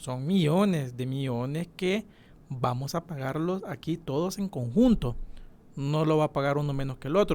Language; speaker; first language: Spanish; native; Spanish